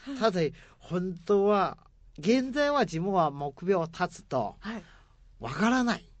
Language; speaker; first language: Japanese; non-native, fluent; Chinese